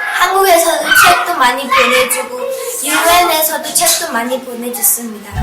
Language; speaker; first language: Korean; early bilingual, heritage; Korean